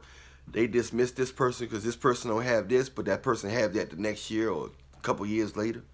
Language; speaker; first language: English; native; English